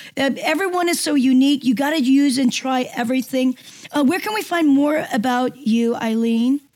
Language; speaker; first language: English; non-native, fluent; Korean